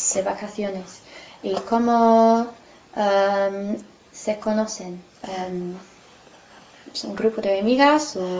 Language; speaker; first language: Spanish; non-native, fluent; English